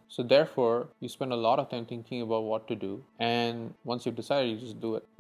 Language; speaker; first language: English; non-native, local second language; Tamil